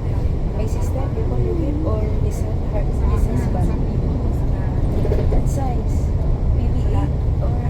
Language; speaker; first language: English; non-native, learner; Filipino